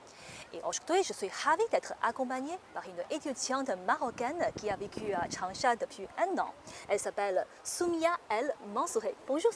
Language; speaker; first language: French; non-native, fluent; Chinese